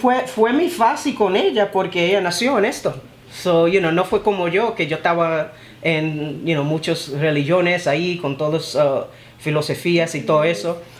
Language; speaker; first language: Spanish; early bilingual, heritage; Spanish